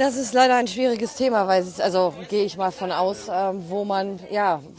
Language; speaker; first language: German; native; German